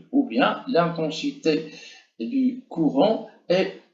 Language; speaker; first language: French; non-native, local second language; Arabic